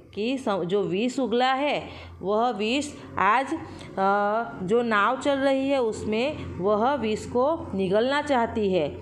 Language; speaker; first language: Hindi; non-native, local second language; Gujarati